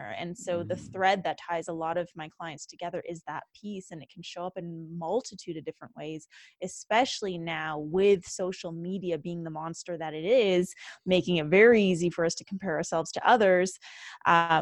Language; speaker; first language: English; native; English